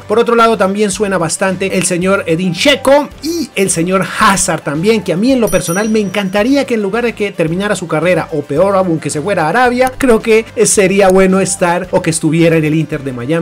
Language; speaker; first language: Spanish; native; Spanish